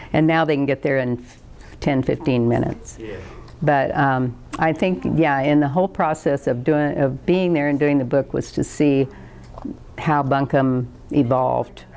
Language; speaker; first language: English; native; English